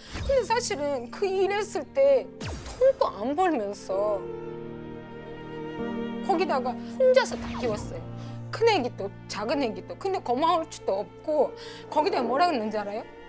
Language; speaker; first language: Korean; non-native, fluent; Uzbek